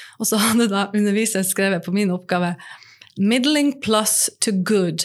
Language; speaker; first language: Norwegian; native; Norwegian